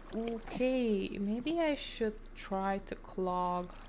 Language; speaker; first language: English; non-native, fluent; Lithuanian